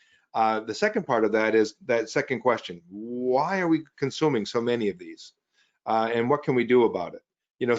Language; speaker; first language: English; native; English